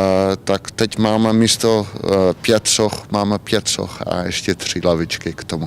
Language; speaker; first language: Czech; non-native, learner; Dutch